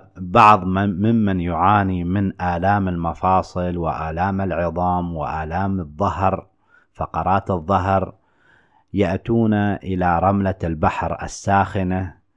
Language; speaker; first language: Arabic; native; Arabic